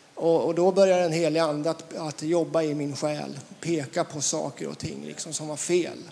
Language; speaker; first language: Swedish; native; Swedish